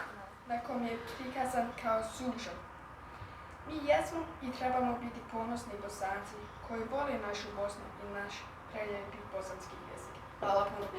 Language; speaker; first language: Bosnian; early bilingual, heritage; Bosnian